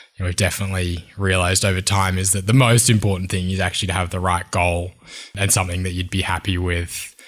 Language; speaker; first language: English; native; English